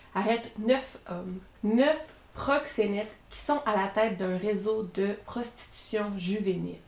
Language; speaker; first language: French; native; French